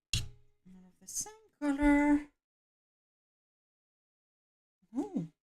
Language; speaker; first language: English; non-native, fluent; Spanish